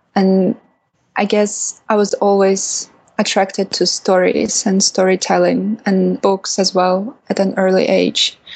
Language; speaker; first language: English; non-native, fluent; Russian